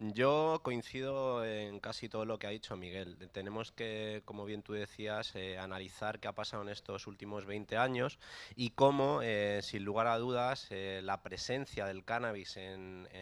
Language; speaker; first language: Spanish; native; Spanish